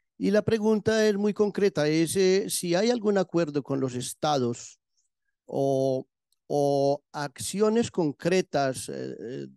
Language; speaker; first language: Spanish; native; Spanish